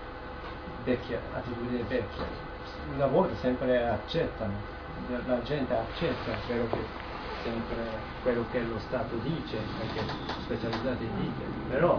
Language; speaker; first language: Italian; non-native, learner; Japanese